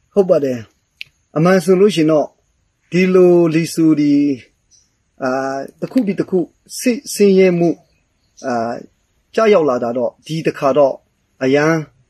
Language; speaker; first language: Burmese; non-native, local second language; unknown